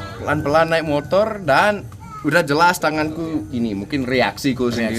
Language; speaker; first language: Indonesian; non-native, fluent; English